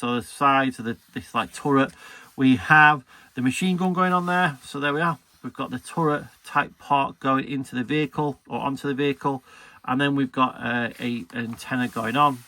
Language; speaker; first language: English; native; English